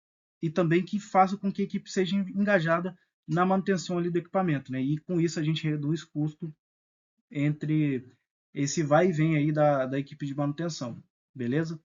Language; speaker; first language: Portuguese; native; Portuguese